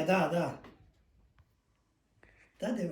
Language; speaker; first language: Russian; non-native, learner; Georgian